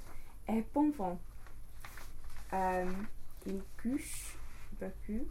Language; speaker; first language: French; non-native, learner; English